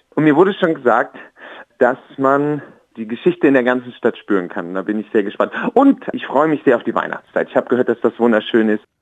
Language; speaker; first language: German; native; German